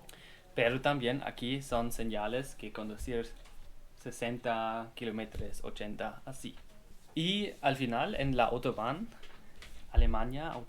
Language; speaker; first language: Spanish; non-native, learner; German